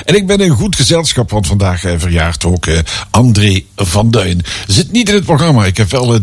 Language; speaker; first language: Dutch; native; Dutch